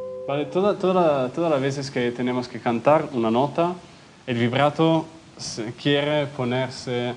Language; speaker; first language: Spanish; non-native, fluent; Italian